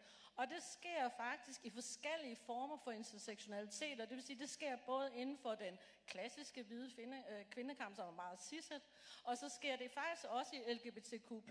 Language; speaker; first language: Danish; native; Danish